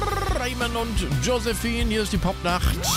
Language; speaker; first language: German; native; German